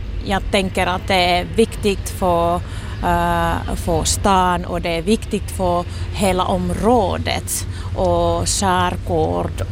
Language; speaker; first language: Swedish; non-native, local second language; Finnish